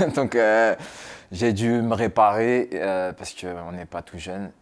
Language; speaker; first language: French; native; French